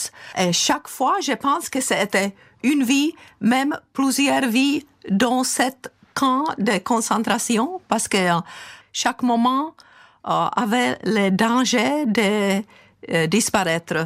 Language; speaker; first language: French; non-native, fluent; Czech